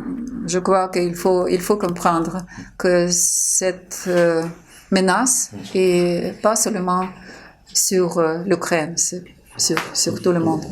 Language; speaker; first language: French; non-native, fluent; Ukrainian